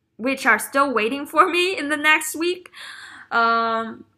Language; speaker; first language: English; non-native, fluent; Chinese